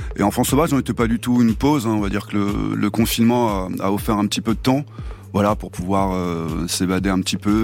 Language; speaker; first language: French; native; French